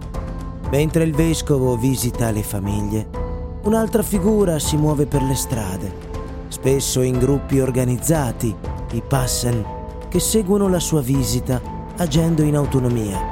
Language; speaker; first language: Italian; native; Italian